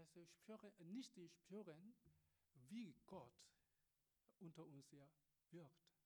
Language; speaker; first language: German; non-native, learner; Korean